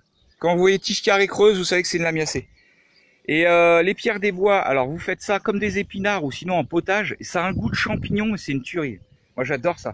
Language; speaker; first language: French; native; French